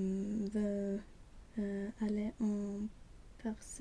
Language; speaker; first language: French; non-native, learner; Swedish